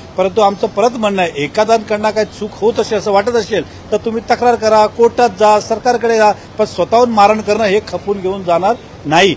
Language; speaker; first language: Marathi; non-native, local second language; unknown